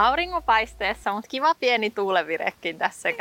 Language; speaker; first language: Finnish; native; Finnish